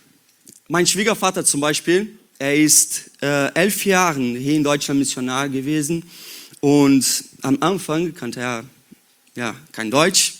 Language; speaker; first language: German; non-native, learner; Portuguese